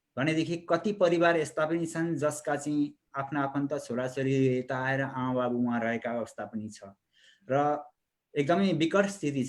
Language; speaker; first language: Nepali; native; Nepali